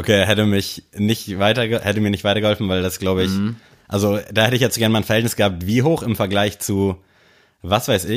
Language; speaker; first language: German; native; German